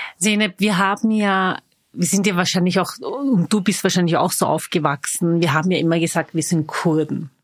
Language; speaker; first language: German; early bilingual, other home language; Zaza